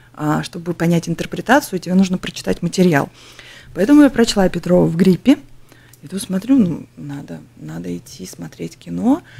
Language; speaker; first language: Russian; native; Russian